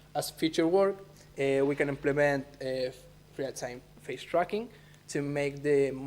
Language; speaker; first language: English; non-native, fluent; Spanish